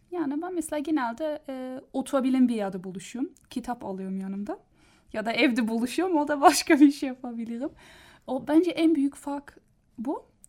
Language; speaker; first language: Turkish; non-native, learner; German